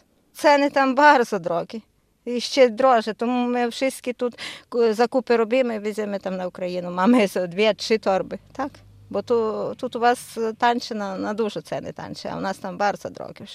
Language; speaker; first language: Polish; non-native, learner; Ukrainian